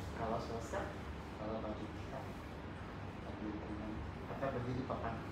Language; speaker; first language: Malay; non-native, local second language; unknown